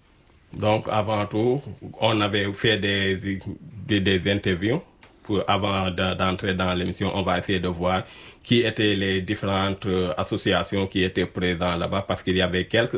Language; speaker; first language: French; non-native, local second language; Wolof